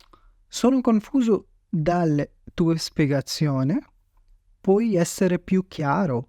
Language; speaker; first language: Italian; non-native, fluent; Urdu